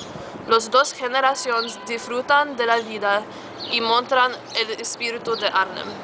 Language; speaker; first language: Spanish; non-native, learner; English